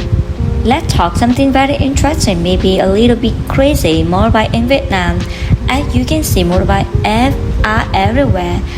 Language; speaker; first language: English; non-native, learner; Vietnamese